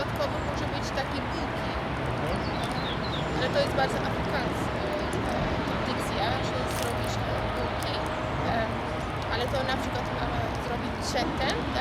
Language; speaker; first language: Polish; non-native, learner; Afrikaans